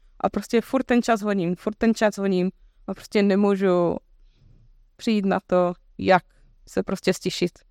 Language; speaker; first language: Czech; native; Czech